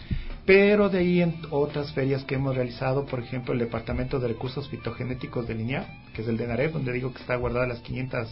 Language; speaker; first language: Spanish; native; Spanish